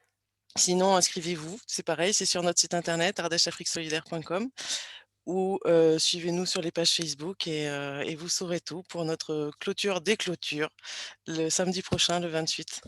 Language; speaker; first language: French; native; French